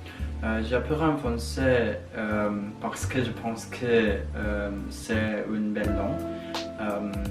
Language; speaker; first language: French; non-native, learner; Indonesian